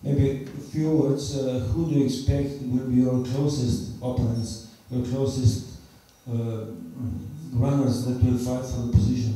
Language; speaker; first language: English; non-native, fluent; Slovenian